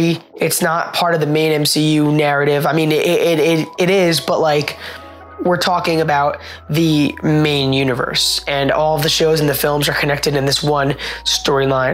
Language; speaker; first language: English; native; English